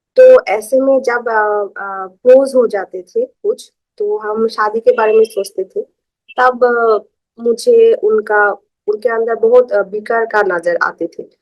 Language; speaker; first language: Hindi; non-native, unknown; Bangla